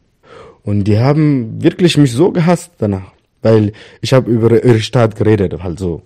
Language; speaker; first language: German; non-native, learner; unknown